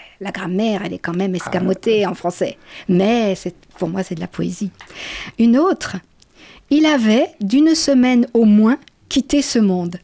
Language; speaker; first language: French; native; French